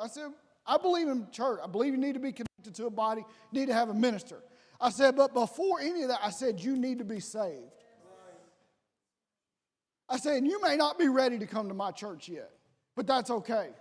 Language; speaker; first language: English; native; English